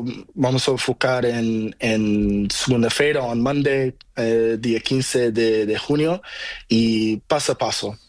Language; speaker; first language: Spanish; non-native, learner; Portuguese